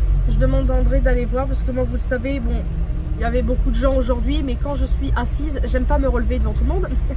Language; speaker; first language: French; native; French